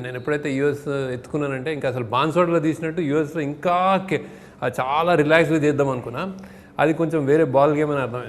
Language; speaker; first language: Telugu; native; Telugu